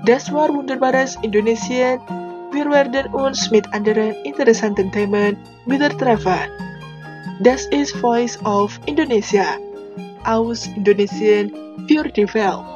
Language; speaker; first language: German; non-native, fluent; Indonesian